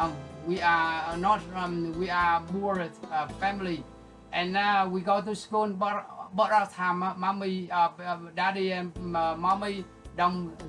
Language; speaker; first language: English; non-native, local second language; Vietnamese